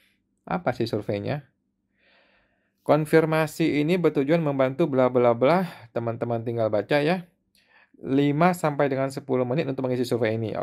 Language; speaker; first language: Indonesian; native; Indonesian